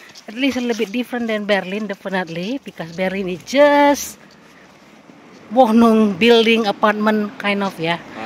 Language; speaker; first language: English; non-native, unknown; Indonesian